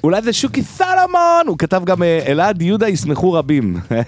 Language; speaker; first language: Hebrew; native; Hebrew